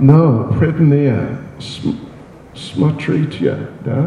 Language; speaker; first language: Russian; non-native, learner; English